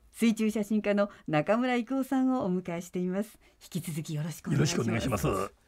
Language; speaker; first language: Japanese; native; Japanese